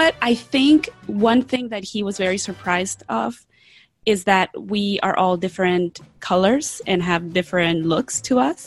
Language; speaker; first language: English; early bilingual, other home language; Spanish